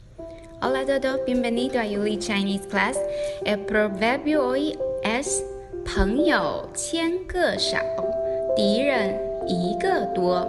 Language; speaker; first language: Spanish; non-native, learner; Chinese